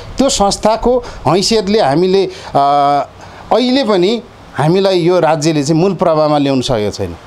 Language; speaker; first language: Nepali; non-native, local second language; Eastern Tamang